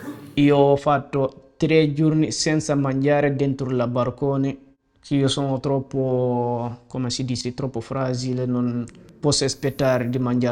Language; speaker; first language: Italian; non-native, learner; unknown